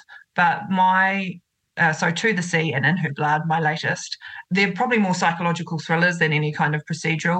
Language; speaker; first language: English; native; English